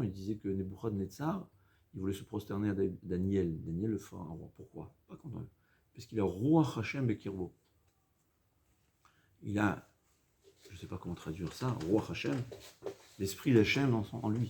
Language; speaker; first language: French; native; French